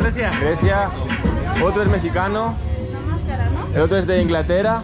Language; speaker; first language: Spanish; non-native, learner; Greek